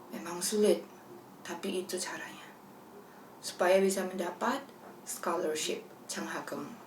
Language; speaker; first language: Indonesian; native; Indonesian